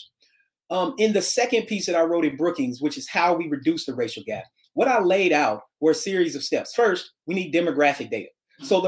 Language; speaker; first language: English; native; English